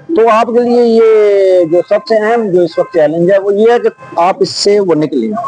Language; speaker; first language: Urdu; non-native, local second language; Northern Hindko